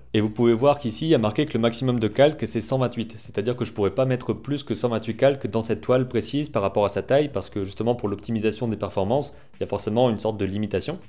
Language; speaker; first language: French; native; French